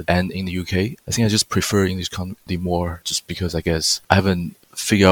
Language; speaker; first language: English; non-native, fluent; Chinese